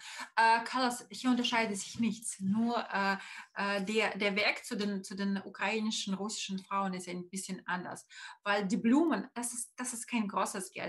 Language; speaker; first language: German; non-native, fluent; Russian